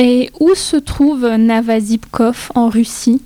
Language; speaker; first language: French; native; French